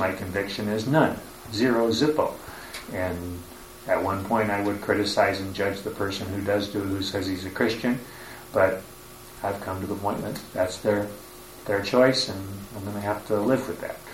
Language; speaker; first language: English; native; English